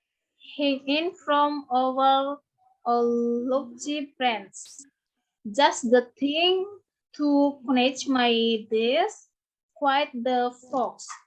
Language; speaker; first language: English; non-native, learner; Indonesian